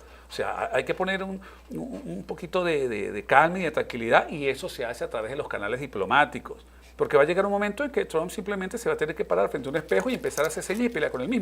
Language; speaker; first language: Spanish; native; Spanish